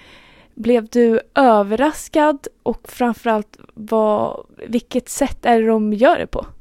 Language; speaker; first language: Swedish; native; Swedish